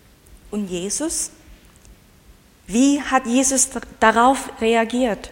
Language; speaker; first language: German; non-native, fluent; Korean